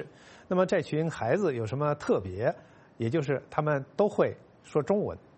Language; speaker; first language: Chinese; native; Chinese